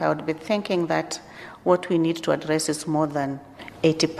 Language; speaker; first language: English; non-native, local second language; Luo (Kenya and Tanzania)